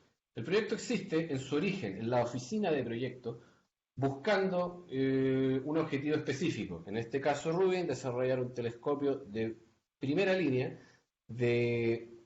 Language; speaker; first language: Spanish; native; Spanish